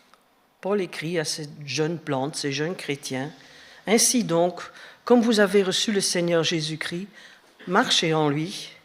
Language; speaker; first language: French; native; French